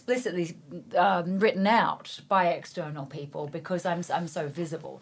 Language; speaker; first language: English; native; English